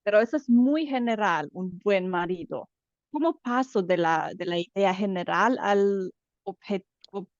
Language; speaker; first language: Spanish; non-native, fluent; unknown